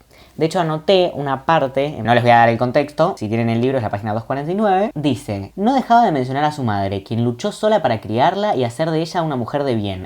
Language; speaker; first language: Spanish; native; Spanish